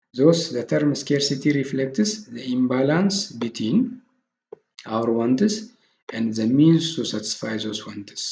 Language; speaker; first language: English; non-native, local second language; Amharic